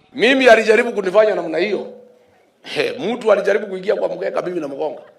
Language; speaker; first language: Swahili; non-native, local second language; Kikuyu